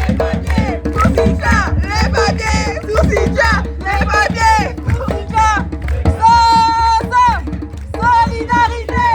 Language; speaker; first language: French; early bilingual, other home language; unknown